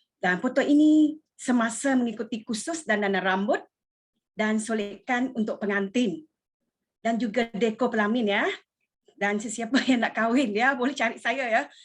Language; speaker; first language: Malay; non-native, local second language; Iban